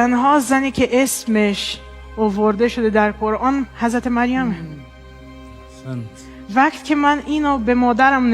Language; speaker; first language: Persian; non-native, fluent; Portuguese